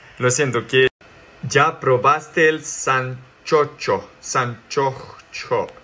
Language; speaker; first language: Spanish; non-native, learner; Serbian